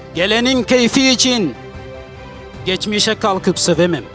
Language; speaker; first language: Turkish; non-native, fluent; Arabic